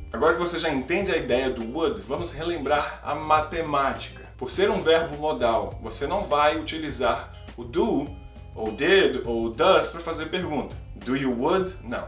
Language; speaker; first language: Portuguese; native; Portuguese